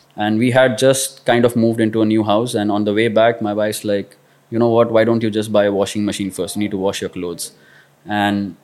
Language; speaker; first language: English; non-native, local second language; Marathi